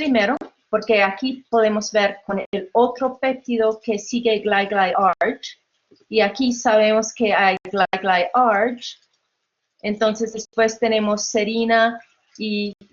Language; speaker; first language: Spanish; non-native, fluent; English